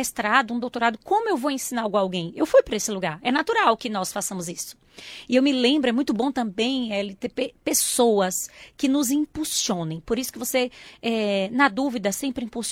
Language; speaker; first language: Portuguese; native; Portuguese